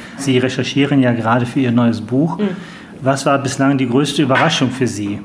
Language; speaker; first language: German; native; German